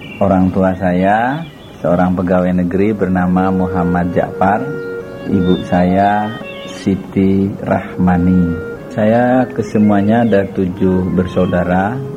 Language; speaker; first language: Indonesian; non-native, local second language; Madurese